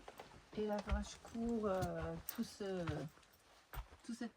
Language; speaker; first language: French; non-native, learner; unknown